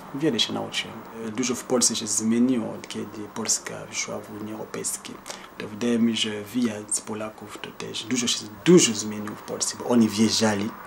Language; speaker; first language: Polish; non-native, fluent; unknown